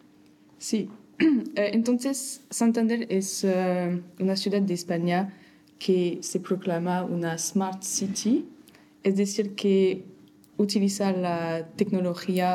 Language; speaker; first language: Spanish; non-native, fluent; French